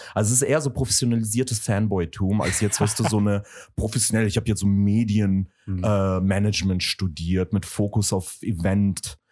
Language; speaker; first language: German; early bilingual, other home language; Russian